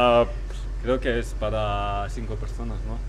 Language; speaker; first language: Spanish; non-native, learner; French